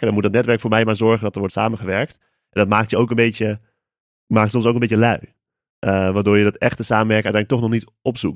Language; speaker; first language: Dutch; native; Dutch